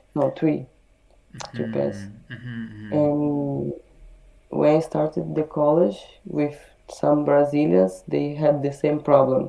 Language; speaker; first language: English; non-native, learner; Portuguese